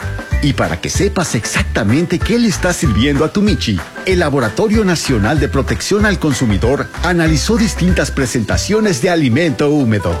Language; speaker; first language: Spanish; native; Spanish